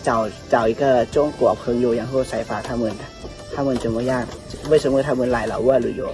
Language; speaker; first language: Chinese; non-native, learner; Lao